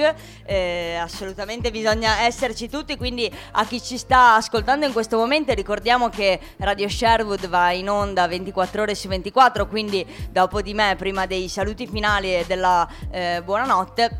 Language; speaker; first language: Italian; native; Italian